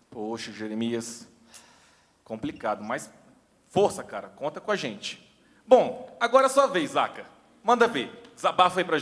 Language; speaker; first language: Portuguese; native; Portuguese